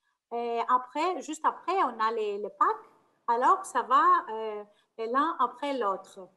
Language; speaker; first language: French; non-native, fluent; Greek